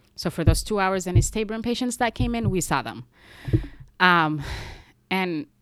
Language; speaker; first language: English; non-native, local second language; Somali